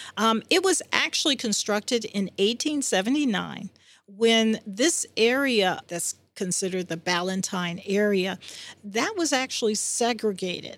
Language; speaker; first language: English; native; English